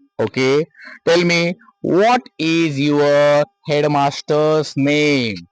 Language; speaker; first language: English; non-native, local second language; Marathi